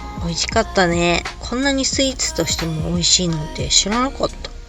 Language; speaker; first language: Japanese; native; Japanese